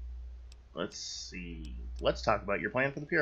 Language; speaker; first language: English; native; English